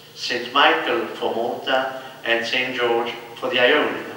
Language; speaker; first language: English; non-native, fluent; Maltese